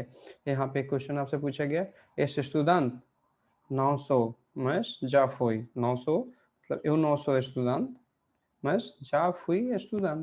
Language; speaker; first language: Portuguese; non-native, fluent; Hindi